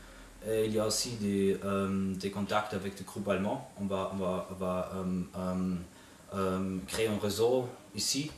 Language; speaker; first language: French; non-native, fluent; German